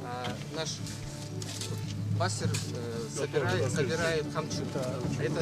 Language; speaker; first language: Russian; non-native, local second language; Kyrgyz